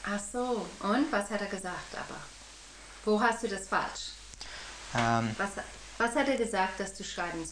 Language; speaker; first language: German; non-native, fluent; English